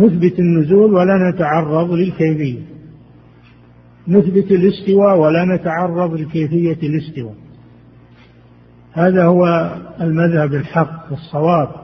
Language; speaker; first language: Arabic; native; Arabic